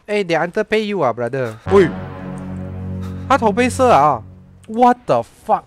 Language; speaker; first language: English; non-native, local second language; Chinese